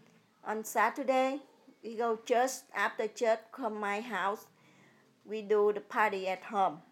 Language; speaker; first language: English; early bilingual, other home language; Vietnamese